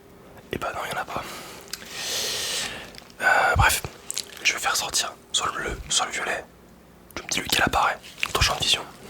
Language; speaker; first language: French; native; French